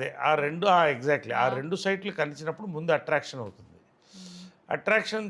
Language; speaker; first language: Telugu; native; Telugu